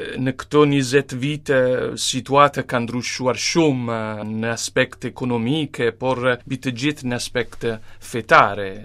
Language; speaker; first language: Albanian; non-native, fluent; Italian